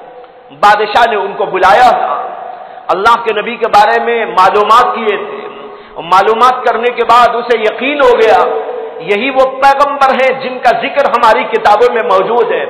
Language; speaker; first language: Urdu; native; Urdu